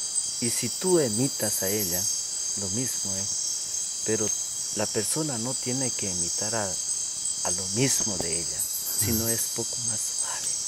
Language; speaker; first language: Spanish; non-native, local second language; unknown